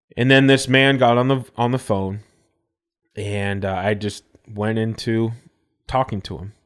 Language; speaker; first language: English; native; English